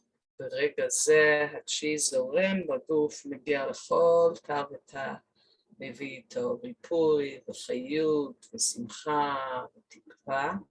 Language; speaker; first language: Hebrew; non-native, fluent; English